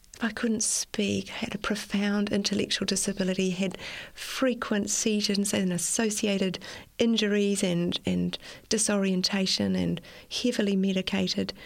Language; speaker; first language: English; native; English